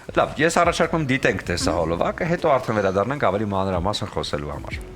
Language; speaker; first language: Armenian; native; Armenian